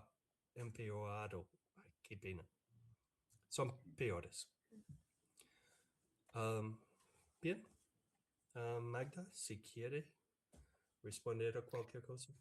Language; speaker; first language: Spanish; non-native, fluent; English